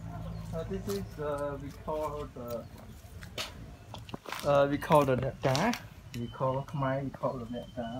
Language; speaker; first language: English; non-native, learner; Khmer